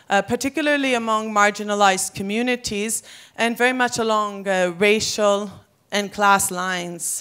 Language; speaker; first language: English; native; English